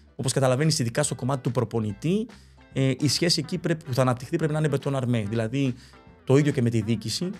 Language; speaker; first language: Greek; early bilingual, other home language; Spanish